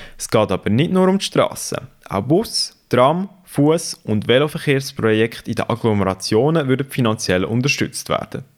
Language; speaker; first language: German; native; German